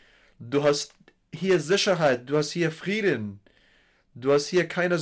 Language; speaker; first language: German; non-native, learner; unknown